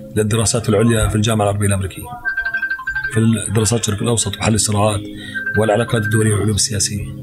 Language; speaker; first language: Arabic; native; Arabic